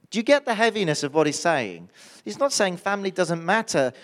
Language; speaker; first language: English; native; English